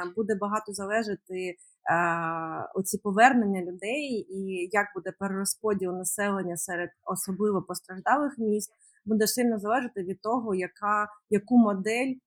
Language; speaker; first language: Ukrainian; native; Ukrainian